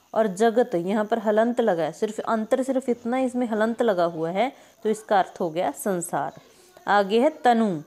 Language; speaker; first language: Hindi; native; Hindi